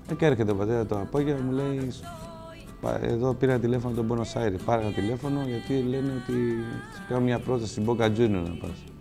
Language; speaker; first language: Greek; non-native, fluent; Spanish